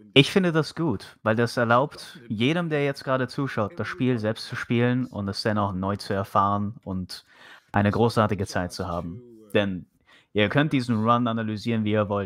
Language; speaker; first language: German; native; German